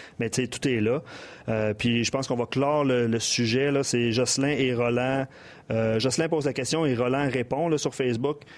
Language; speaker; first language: French; native; French